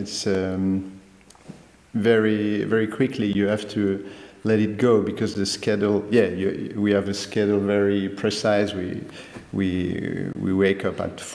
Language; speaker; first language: English; non-native, fluent; French